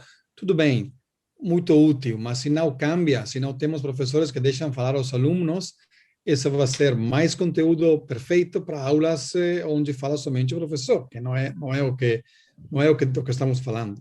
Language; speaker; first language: Portuguese; non-native, learner; Italian